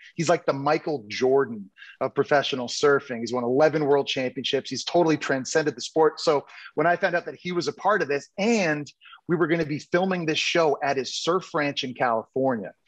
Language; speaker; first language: English; native; English